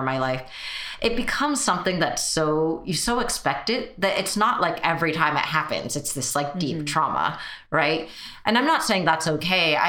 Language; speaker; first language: English; early bilingual, other home language; Chinese